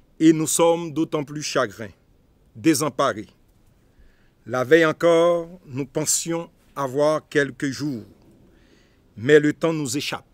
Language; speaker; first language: French; non-native, local second language; Haitian Creole